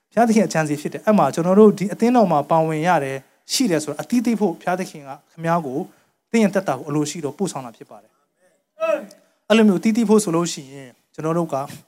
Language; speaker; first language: Burmese; non-native, local second language; Tedim Chin